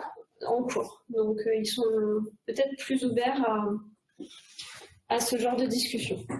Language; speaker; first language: French; native; French